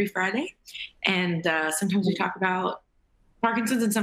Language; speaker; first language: English; native; English